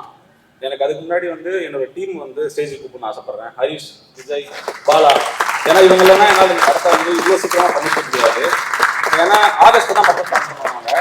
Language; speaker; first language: Tamil; native; Tamil